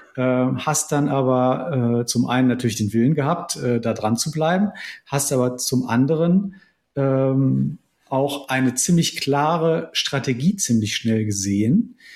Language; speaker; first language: German; native; German